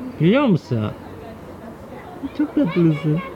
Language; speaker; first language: Turkish; non-native, learner; Korean